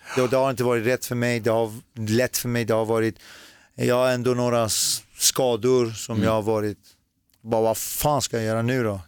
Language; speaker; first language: Swedish; early bilingual, other home language; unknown